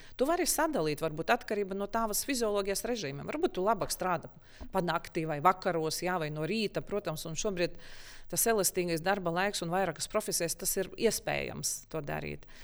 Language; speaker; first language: Latvian; non-native, local second language; Russian